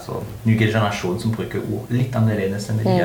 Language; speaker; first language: Norwegian; non-native, fluent; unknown